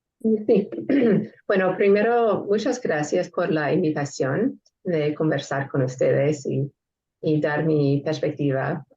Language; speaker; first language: Spanish; non-native, fluent; English